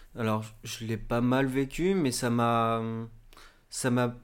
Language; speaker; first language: French; native; French